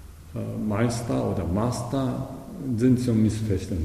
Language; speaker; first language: German; non-native, learner; Japanese